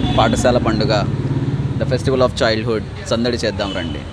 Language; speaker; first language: English; non-native, local second language; Telugu